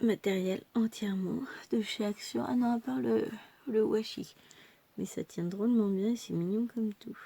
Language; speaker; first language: French; native; French